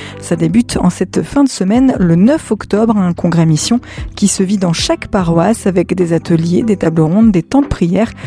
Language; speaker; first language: French; native; French